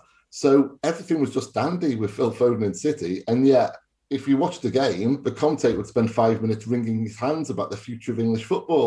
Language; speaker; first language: English; native; English